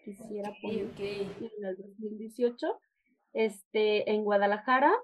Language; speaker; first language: Spanish; native; Spanish